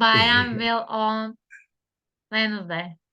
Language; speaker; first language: English; non-native, learner; Turkish